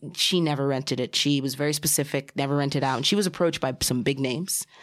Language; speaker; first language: English; early bilingual, other home language; Spanish